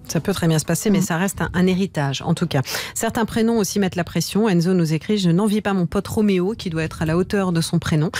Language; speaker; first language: French; native; French